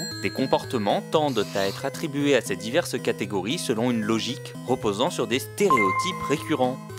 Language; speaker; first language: French; native; French